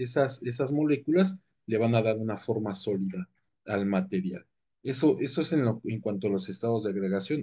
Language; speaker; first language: Spanish; native; Spanish